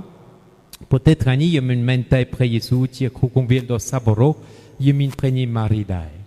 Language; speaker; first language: Khmer; non-native, fluent; French